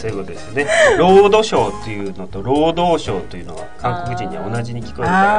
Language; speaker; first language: Japanese; native; Japanese